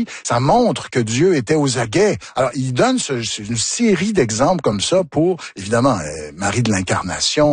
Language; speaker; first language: French; native; French